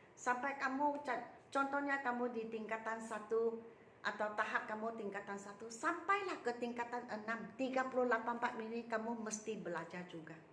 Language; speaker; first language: Malay; non-native, local second language; Chinese